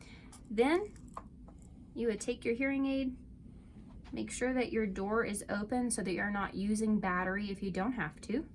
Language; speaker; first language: English; native; English